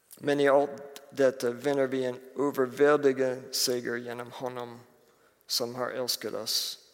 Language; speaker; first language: Swedish; non-native, fluent; English